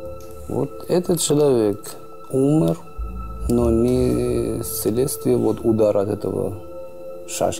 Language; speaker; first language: Russian; non-native, learner; Persian